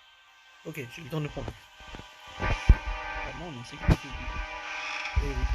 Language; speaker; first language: French; native; French